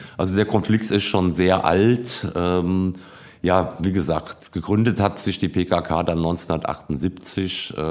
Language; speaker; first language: German; native; German